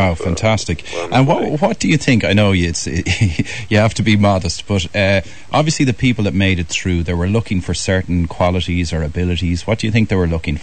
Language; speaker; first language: English; native; English